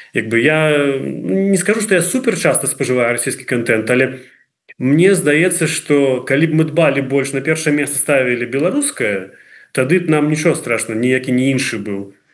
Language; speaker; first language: Belarusian; non-native, local second language; Russian